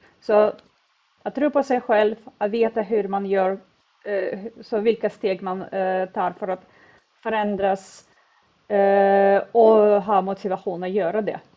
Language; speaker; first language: Swedish; non-native, fluent; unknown